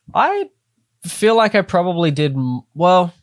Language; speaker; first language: English; native; English